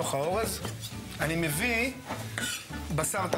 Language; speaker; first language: Hebrew; native; Hebrew